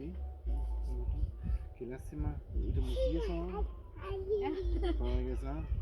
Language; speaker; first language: Spanish; non-native, learner; German